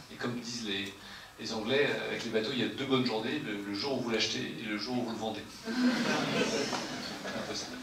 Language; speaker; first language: French; native; French